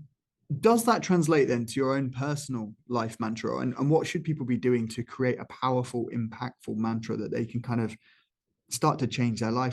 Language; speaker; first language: English; native; English